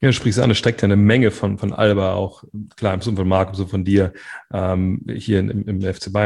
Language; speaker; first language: German; native; German